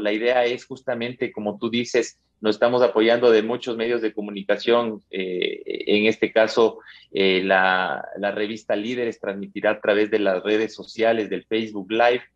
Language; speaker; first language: Spanish; native; Spanish